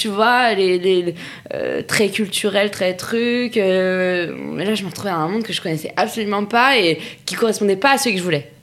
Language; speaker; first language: French; native; French